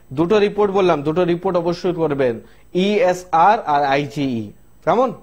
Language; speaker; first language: Bangla; non-native, local second language; Hindi